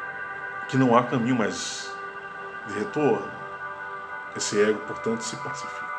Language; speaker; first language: Portuguese; native; Portuguese